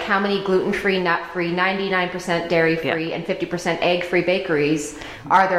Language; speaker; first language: English; native; English